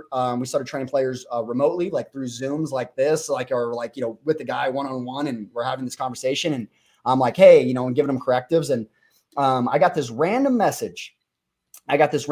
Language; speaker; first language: English; native; English